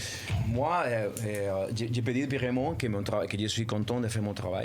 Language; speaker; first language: French; non-native, fluent; Spanish